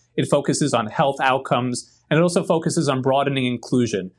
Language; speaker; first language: English; native; English